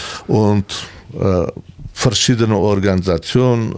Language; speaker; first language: German; non-native, learner; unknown